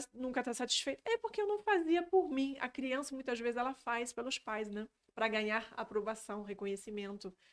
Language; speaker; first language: Portuguese; non-native, fluent; French